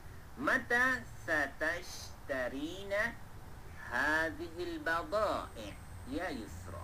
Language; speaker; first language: Arabic; non-native, fluent; Malay